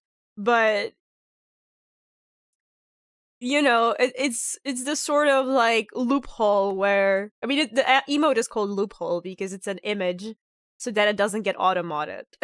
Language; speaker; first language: English; non-native, fluent; Polish